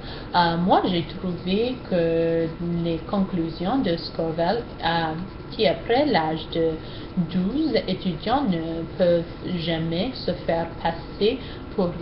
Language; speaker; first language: French; non-native, learner; English